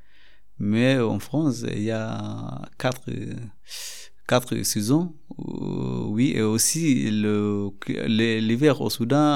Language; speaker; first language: French; non-native, learner; Arabic